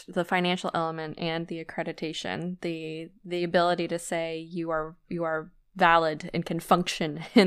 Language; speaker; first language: English; native; English